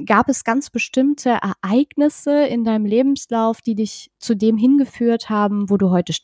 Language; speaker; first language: German; native; German